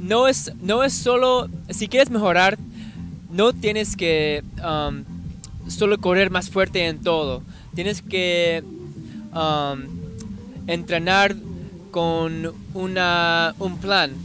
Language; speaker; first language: Spanish; early bilingual, heritage; English